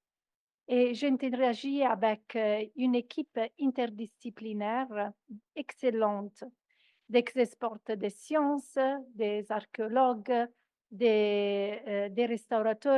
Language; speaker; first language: French; non-native, fluent; Italian